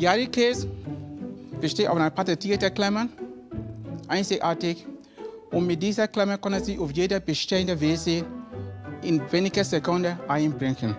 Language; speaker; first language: German; non-native, learner; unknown